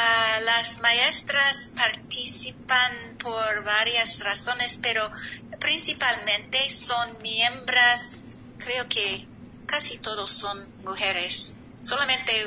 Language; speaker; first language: Spanish; non-native, learner; English